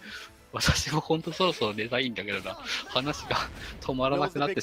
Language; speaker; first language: Japanese; native; Japanese